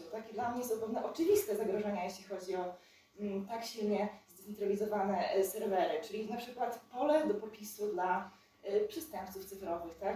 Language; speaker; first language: Polish; native; Polish